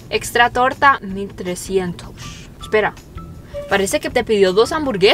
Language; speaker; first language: Spanish; native; Spanish